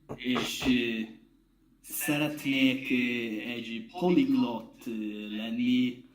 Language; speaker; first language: Hungarian; non-native, learner; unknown